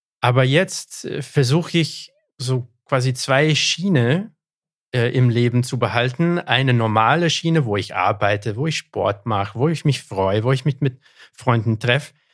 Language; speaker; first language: German; non-native, fluent; English